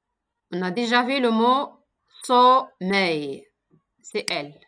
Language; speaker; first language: French; non-native, local second language; Arabic